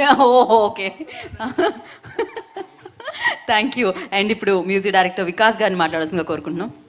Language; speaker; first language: Telugu; native; Telugu